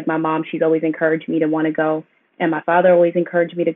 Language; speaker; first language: English; native; English